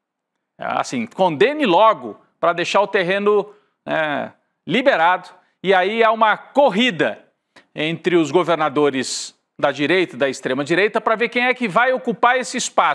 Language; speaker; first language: Portuguese; native; Portuguese